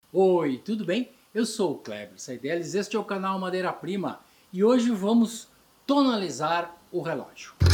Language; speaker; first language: Portuguese; native; Portuguese